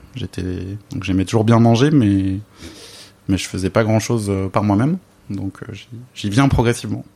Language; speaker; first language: French; native; French